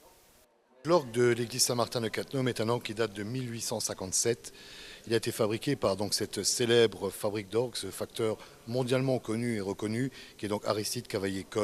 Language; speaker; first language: French; native; French